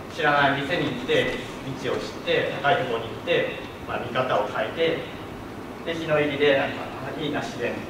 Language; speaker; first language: Japanese; native; Japanese